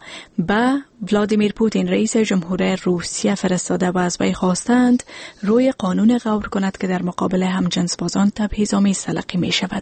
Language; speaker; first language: Persian; native; Persian